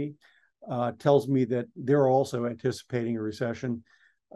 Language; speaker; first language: English; native; English